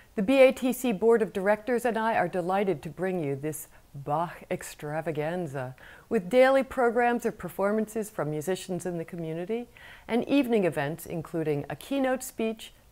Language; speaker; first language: English; native; English